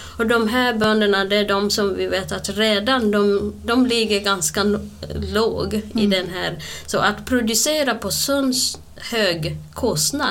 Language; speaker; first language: Swedish; non-native, fluent; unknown